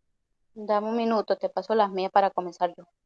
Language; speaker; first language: Spanish; native; Spanish